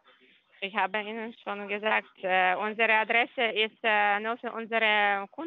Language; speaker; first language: German; non-native, learner; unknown